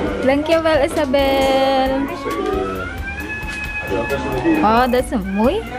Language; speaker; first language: Dutch; non-native, learner; Cebuano